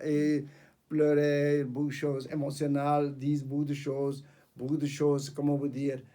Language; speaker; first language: French; non-native, fluent; Tibetan